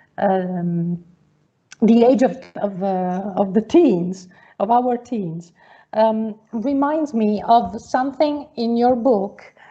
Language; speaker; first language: English; non-native, fluent; Italian